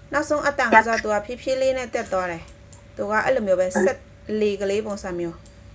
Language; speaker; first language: Burmese; non-native, local second language; Shan